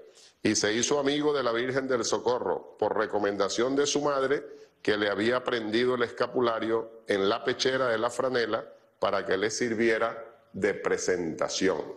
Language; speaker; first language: Spanish; native; Spanish